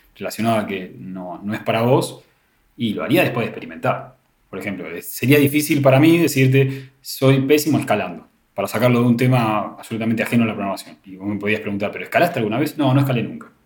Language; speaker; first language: Spanish; native; Spanish